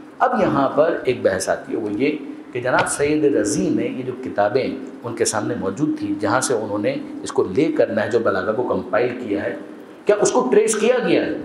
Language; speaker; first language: Urdu; non-native, local second language; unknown